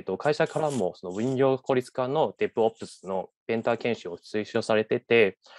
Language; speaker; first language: Japanese; non-native, fluent; Cantonese